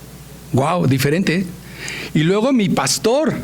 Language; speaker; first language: Spanish; native; Spanish